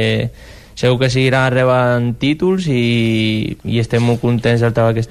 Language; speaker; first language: Catalan; non-native, local second language; Spanish